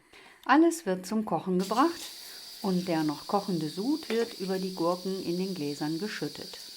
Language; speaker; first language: German; native; German